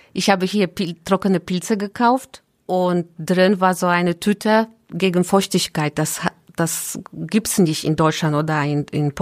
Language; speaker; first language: German; non-native, learner; Polish